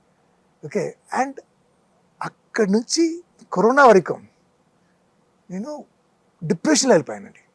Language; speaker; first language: Telugu; non-native, fluent; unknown